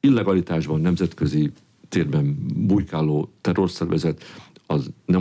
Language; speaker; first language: Hungarian; native; Hungarian